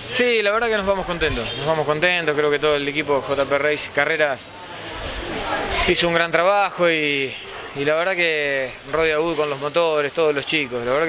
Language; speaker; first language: Spanish; native; Spanish